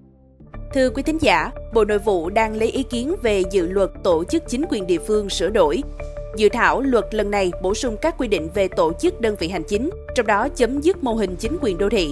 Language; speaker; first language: Vietnamese; native; Vietnamese